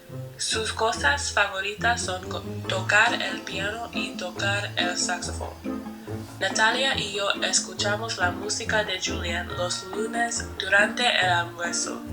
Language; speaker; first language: Spanish; non-native, fluent; English